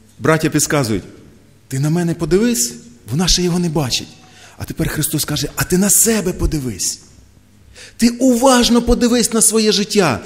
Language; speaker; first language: Ukrainian; non-native, local second language; Russian